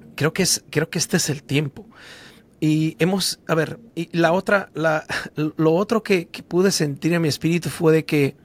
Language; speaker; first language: Spanish; native; Spanish